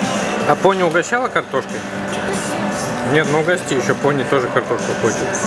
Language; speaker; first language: Russian; native; Russian